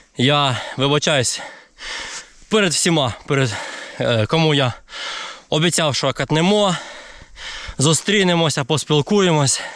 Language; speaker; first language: Ukrainian; non-native, local second language; Russian